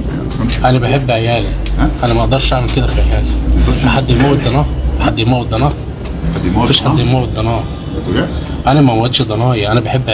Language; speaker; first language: Arabic; native; Arabic